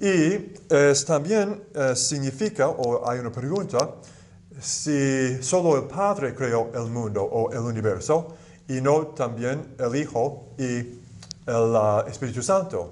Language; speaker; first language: Spanish; non-native, fluent; English